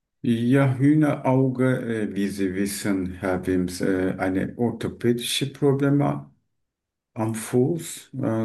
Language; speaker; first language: German; non-native, learner; Turkish